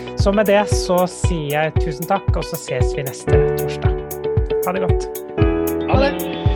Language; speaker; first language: Norwegian; native; Norwegian